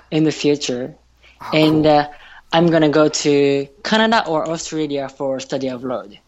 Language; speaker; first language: English; non-native, learner; Japanese